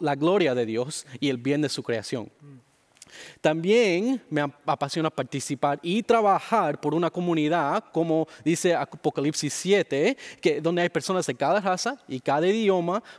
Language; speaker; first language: Spanish; early bilingual, heritage; Spanish